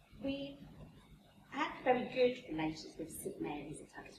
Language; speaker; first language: English; native; English